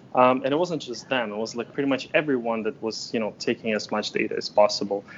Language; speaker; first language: English; non-native, fluent; Ukrainian